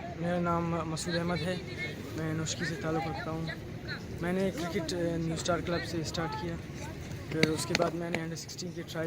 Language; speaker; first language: Hindi; non-native, local second language; Baluchi